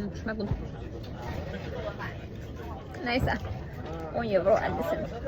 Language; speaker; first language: German; non-native, fluent; Azerbaijani